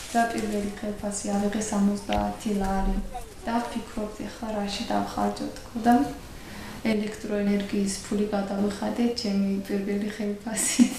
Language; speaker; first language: Georgian; non-native, local second language; Azerbaijani